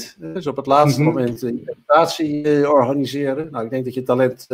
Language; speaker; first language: Dutch; native; Dutch